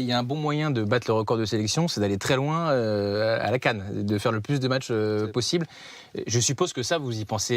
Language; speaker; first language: French; native; French